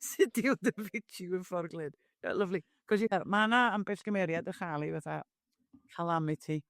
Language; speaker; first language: Welsh; native; Welsh